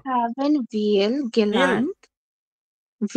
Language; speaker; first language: German; non-native, learner; Bangla